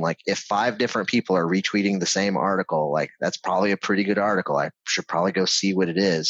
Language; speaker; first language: English; native; English